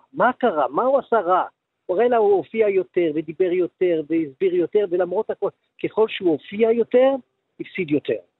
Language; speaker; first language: Hebrew; early bilingual, other home language; Arabic